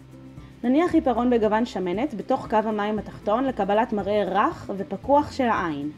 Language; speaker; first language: Hebrew; native; Hebrew